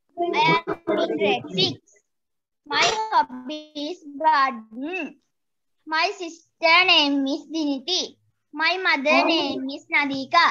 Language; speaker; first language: English; non-native, learner; Sinhala